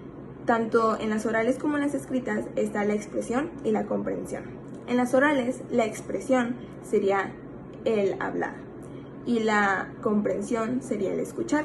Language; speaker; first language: Spanish; native; Spanish